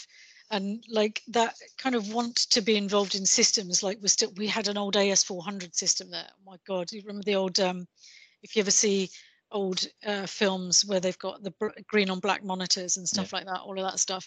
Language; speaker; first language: English; native; English